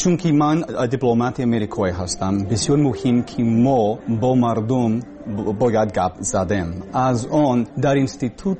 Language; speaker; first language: Persian; non-native, learner; English